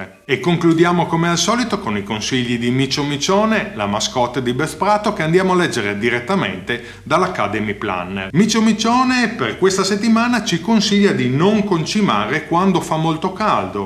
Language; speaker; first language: Italian; native; Italian